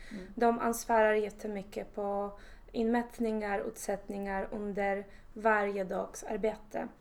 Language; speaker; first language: Swedish; non-native, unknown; Polish